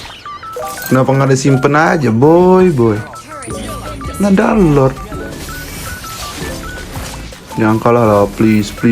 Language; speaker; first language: Indonesian; native; Indonesian